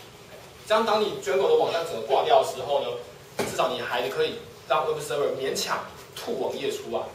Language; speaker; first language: Chinese; native; Chinese